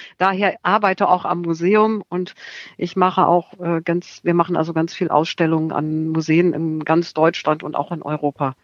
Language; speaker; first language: German; native; German